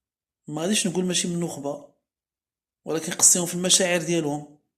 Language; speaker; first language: Arabic; native; Arabic